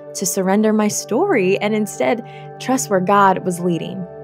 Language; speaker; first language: English; native; English